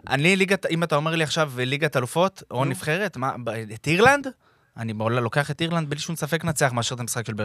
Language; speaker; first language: Hebrew; native; Hebrew